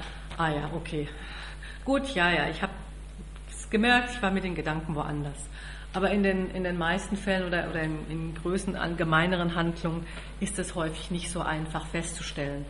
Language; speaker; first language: German; native; German